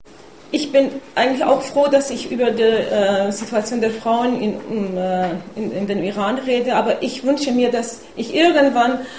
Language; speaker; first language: German; non-native, fluent; Persian